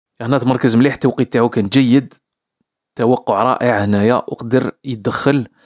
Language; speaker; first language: Arabic; native; Arabic